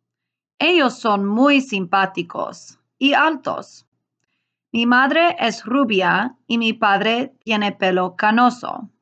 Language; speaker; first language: Spanish; non-native, learner; English